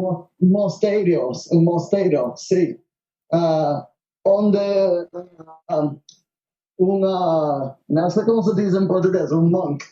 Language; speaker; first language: Portuguese; non-native, learner; Spanish